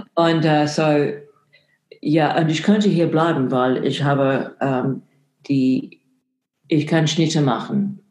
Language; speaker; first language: German; non-native, fluent; English